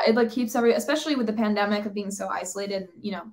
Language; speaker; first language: English; native; English